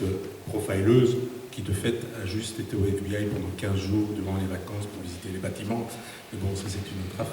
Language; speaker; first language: French; native; French